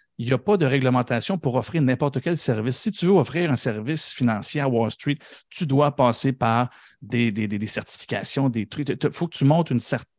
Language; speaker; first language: French; native; French